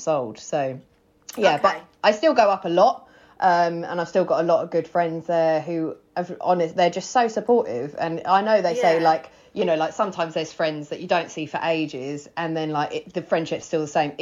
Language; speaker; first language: English; native; English